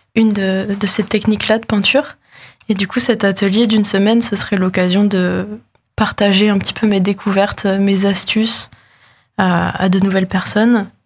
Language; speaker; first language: French; native; French